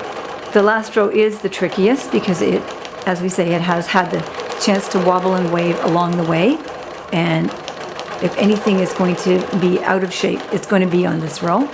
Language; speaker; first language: English; native; English